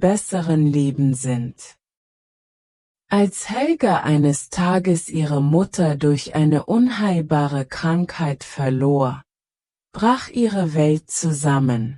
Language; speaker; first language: German; native; German